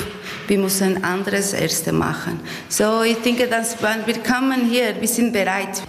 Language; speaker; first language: German; non-native, learner; Portuguese